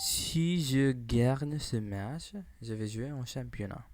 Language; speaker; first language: French; non-native, learner; English